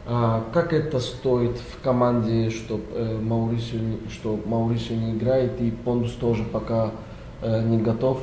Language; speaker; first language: Russian; non-native, learner; Greek